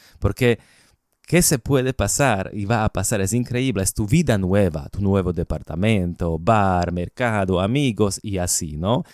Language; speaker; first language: Spanish; non-native, fluent; Slovak